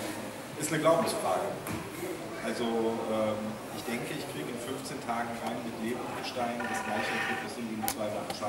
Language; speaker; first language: German; native; German